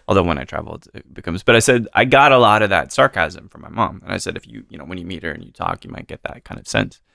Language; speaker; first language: English; native; English